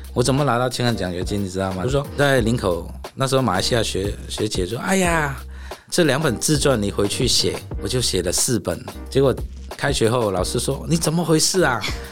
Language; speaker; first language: Chinese; non-native, fluent; Cantonese